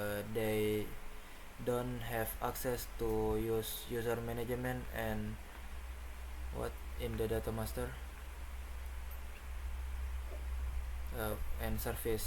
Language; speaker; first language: English; non-native, learner; Indonesian